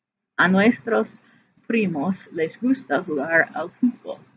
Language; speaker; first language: Spanish; non-native, fluent; English